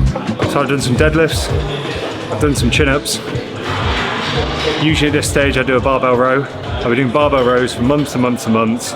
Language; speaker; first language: English; native; English